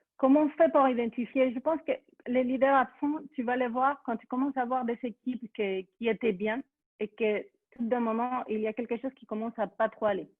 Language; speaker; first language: French; non-native, fluent; Spanish